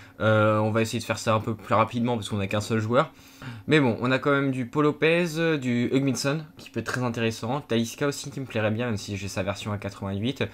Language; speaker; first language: French; native; French